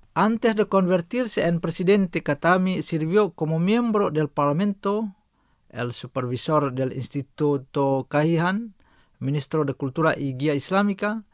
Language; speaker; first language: Spanish; non-native, fluent; Indonesian